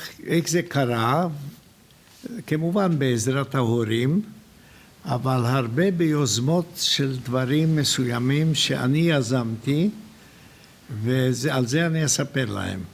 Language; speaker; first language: Hebrew; non-native, fluent; Hungarian